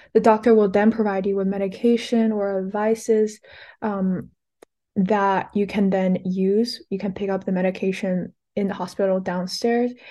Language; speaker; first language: English; early bilingual, other home language; Chinese